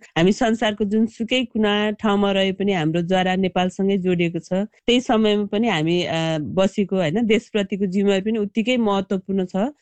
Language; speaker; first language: Nepali; native; Nepali